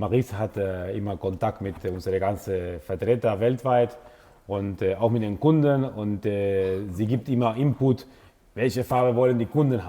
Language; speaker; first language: German; non-native, fluent; Italian